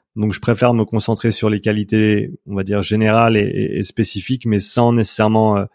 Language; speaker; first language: French; native; French